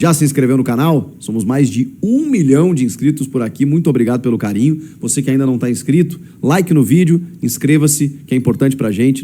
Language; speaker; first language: Portuguese; native; Portuguese